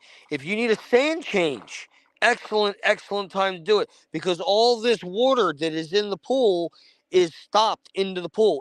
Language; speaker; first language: English; native; English